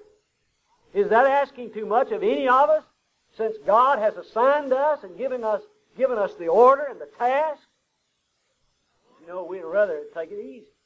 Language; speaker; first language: English; native; English